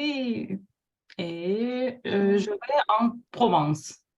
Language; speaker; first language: French; non-native, fluent; Russian